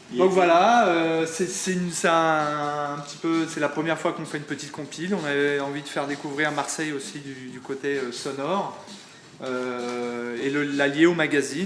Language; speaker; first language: French; native; French